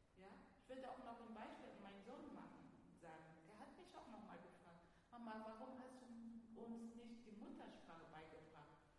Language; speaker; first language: German; non-native, fluent; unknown